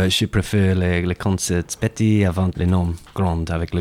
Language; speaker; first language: French; non-native, learner; English